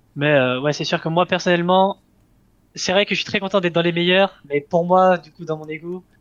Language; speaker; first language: French; native; French